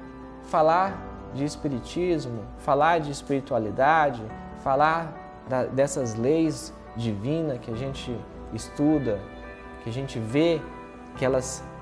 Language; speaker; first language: Portuguese; native; Portuguese